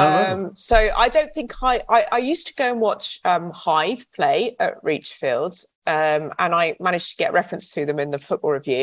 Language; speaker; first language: English; native; English